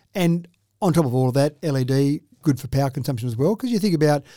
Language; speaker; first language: English; native; English